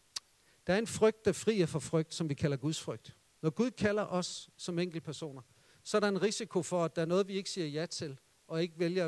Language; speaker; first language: Danish; native; Danish